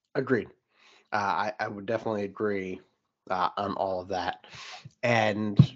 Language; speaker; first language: English; native; English